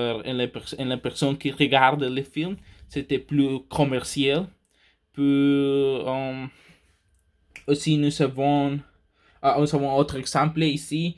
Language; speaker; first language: French; non-native, learner; Spanish